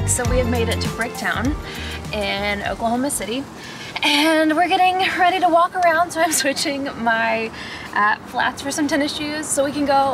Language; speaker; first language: English; native; English